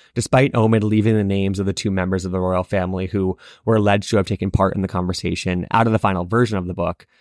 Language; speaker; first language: English; native; English